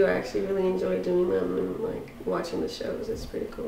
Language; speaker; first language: English; native; English